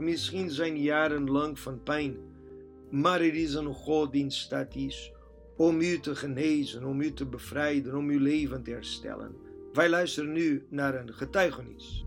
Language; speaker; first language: Dutch; non-native, learner; Portuguese